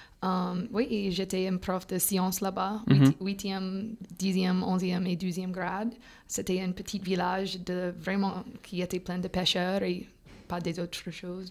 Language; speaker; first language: French; non-native, fluent; English